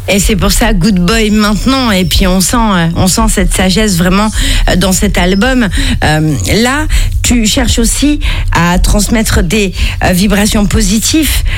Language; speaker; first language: French; native; French